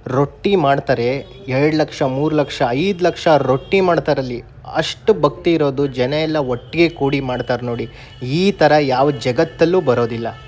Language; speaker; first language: Kannada; native; Kannada